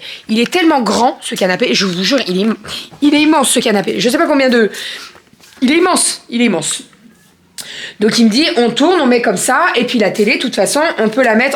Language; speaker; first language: French; native; French